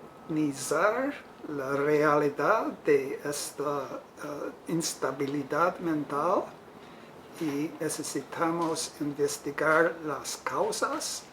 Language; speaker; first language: Spanish; non-native, fluent; English